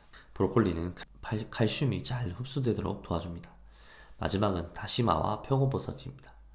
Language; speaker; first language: Korean; native; Korean